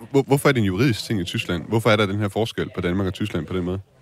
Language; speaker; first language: Danish; native; Danish